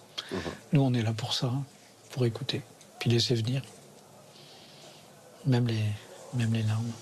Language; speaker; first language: French; native; French